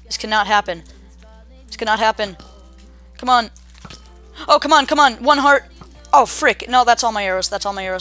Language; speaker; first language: English; native; English